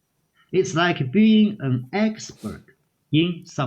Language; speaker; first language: English; non-native, learner; Chinese